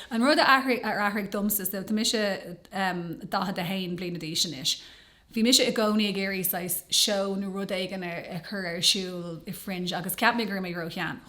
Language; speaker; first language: Irish; non-native, local second language; English